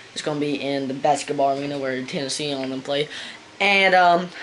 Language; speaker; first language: English; native; English